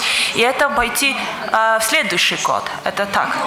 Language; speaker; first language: Russian; non-native, learner; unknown